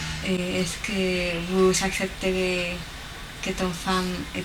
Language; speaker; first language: French; non-native, learner; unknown